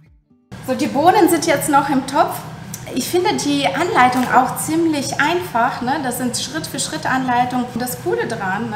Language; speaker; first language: German; non-native, fluent; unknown